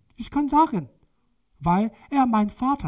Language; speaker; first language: German; non-native, learner; Korean